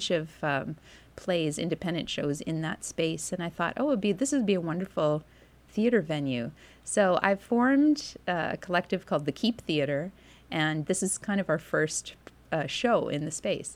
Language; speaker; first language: English; native; English